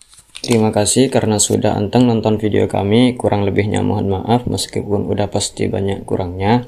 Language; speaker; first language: Indonesian; native; Indonesian